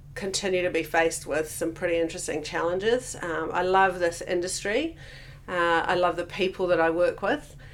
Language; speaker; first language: English; native; English